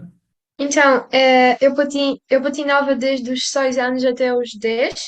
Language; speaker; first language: Portuguese; early bilingual, other home language; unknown